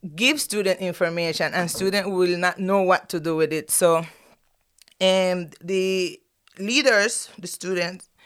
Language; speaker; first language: English; non-native, fluent; Spanish